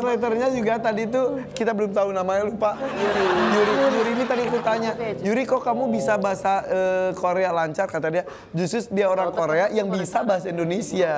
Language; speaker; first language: Indonesian; native; Indonesian